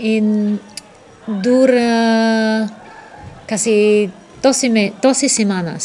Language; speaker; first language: Spanish; non-native, fluent; English